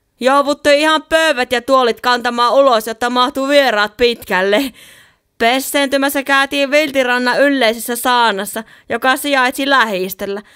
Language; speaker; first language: Finnish; native; Finnish